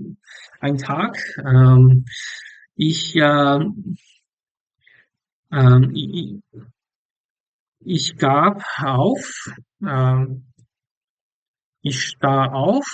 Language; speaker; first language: German; non-native, learner; English